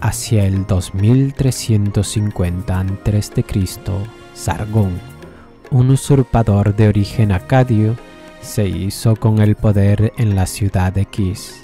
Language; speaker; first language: Spanish; native; Spanish